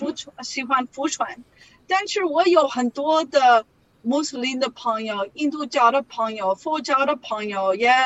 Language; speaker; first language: Chinese; non-native, learner; English